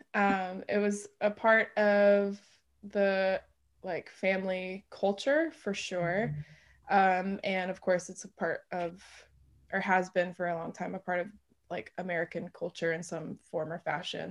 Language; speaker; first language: English; native; English